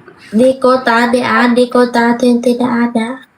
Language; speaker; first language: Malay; non-native, learner; Vietnamese